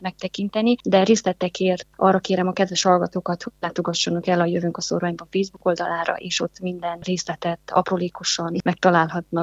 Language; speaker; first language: Hungarian; native; Hungarian